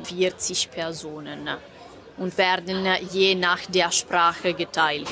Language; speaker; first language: German; non-native, fluent; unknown